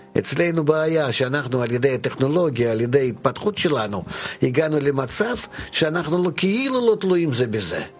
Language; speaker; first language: Hebrew; non-native, fluent; Russian